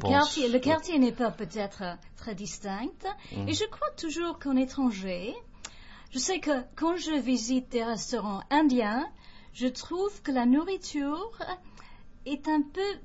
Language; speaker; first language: French; non-native, fluent; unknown